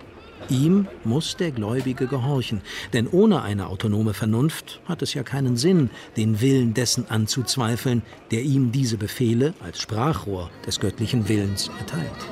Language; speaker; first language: German; native; German